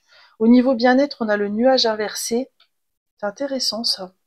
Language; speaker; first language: French; native; French